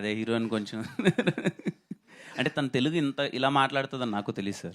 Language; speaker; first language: Telugu; native; Telugu